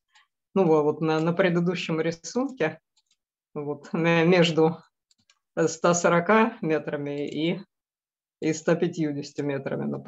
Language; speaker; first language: Russian; native; Russian